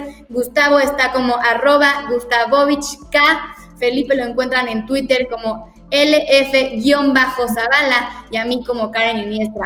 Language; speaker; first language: Spanish; native; Spanish